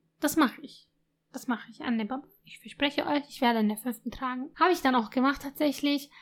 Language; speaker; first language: German; early bilingual, other home language; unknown